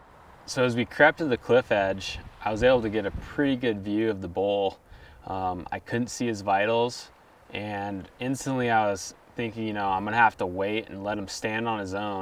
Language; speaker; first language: English; native; English